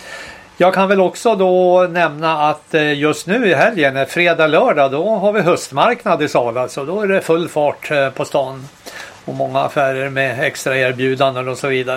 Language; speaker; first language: Swedish; native; Swedish